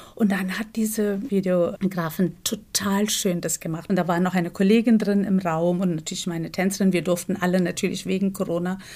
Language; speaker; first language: German; non-native, fluent; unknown